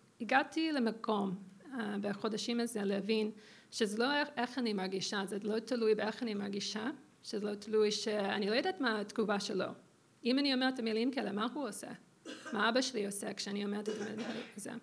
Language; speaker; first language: Hebrew; non-native, fluent; English